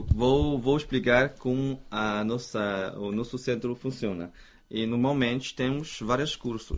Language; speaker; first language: Portuguese; non-native, fluent; Chinese